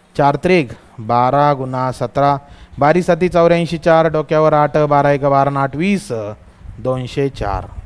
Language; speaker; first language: Hindi; non-native, local second language; Marathi